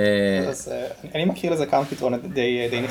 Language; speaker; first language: Hebrew; native; Hebrew